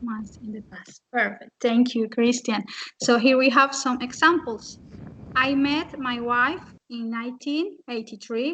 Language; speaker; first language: English; non-native, fluent; Spanish